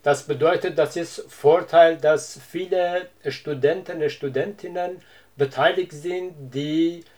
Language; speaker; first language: German; non-native, learner; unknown